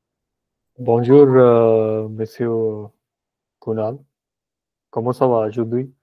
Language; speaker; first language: French; non-native, learner; Punjabi